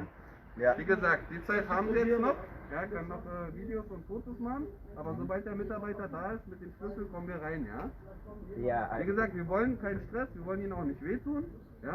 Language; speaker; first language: German; native; German